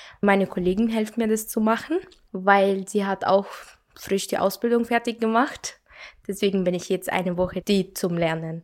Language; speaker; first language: German; non-native, learner; Arabic